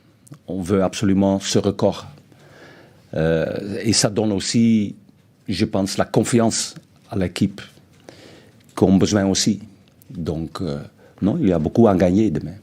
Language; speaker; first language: French; non-native, fluent; Dutch